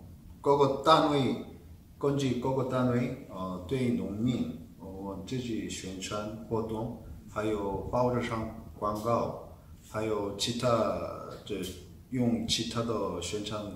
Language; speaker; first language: Chinese; non-native, fluent; Korean